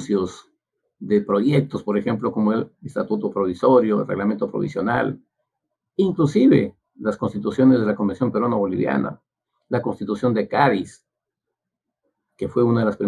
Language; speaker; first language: Spanish; native; Spanish